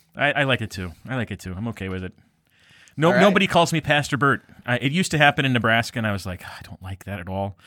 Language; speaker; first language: English; native; English